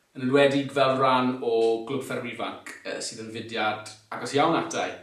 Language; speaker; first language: Welsh; non-native, local second language; English